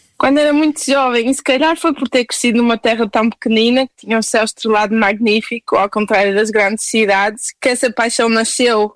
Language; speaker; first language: Portuguese; native; Portuguese